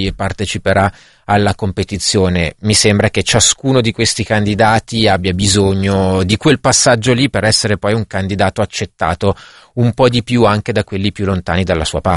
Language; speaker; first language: Italian; native; Italian